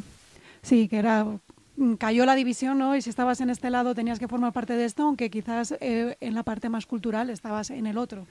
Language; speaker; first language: Spanish; native; Spanish